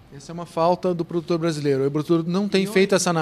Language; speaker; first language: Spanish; non-native, learner; Portuguese